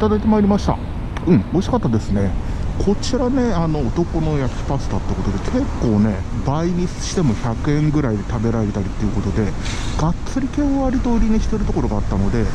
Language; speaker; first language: Japanese; native; Japanese